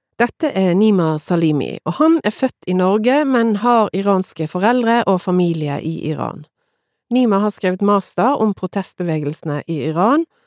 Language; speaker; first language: Norwegian; native; Norwegian